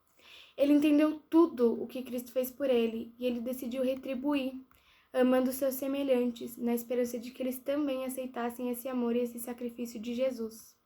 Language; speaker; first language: Portuguese; native; Portuguese